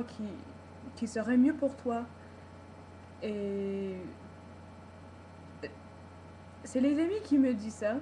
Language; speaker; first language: French; non-native, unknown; English